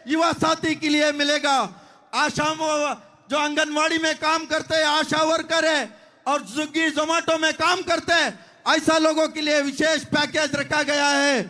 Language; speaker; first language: Hindi; non-native, local second language; Kannada